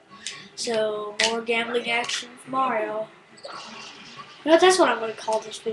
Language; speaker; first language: English; native; English